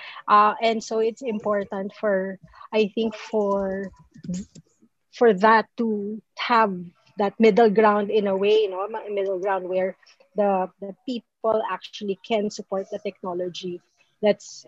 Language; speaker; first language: English; non-native, local second language; Filipino